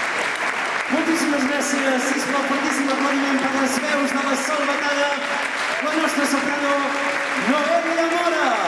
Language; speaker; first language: Catalan; native; Catalan